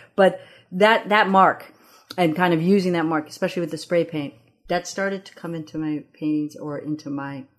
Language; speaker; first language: English; early bilingual, other home language; Amharic